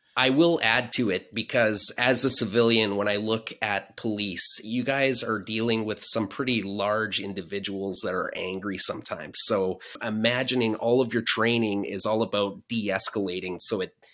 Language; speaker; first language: English; native; English